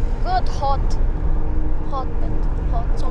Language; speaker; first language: English; non-native, learner; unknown